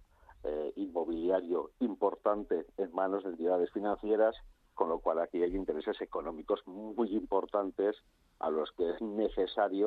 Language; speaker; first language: Spanish; native; Spanish